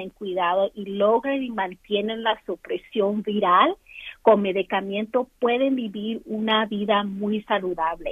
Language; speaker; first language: Spanish; early bilingual, other home language; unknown